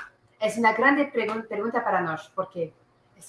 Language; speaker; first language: Portuguese; non-native, learner; French